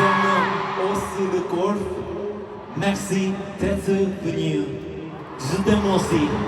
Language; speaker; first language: French; non-native, learner; Korean